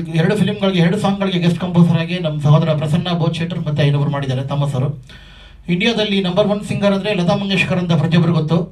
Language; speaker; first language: Kannada; native; Kannada